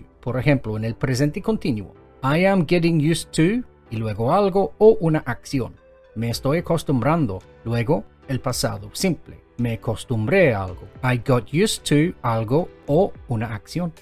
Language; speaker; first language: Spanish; non-native, fluent; English